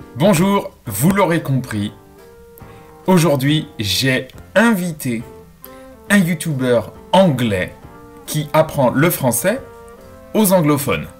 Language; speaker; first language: French; native; French